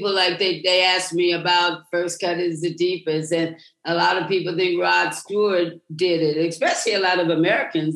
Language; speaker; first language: English; native; English